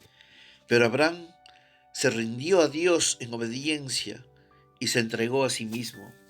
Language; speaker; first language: Spanish; native; Spanish